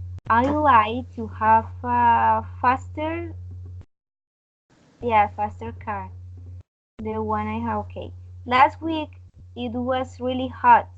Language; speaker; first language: English; non-native, learner; Spanish